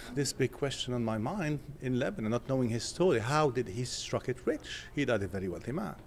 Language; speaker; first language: English; non-native, fluent; Arabic